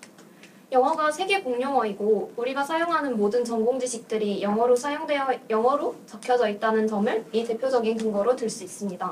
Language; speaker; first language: Korean; native; Korean